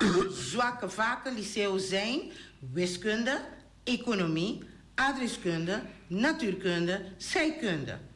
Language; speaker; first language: Dutch; non-native, local second language; Papiamento